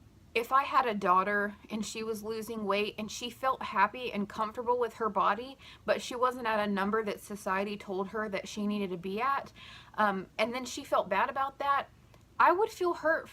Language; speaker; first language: English; native; English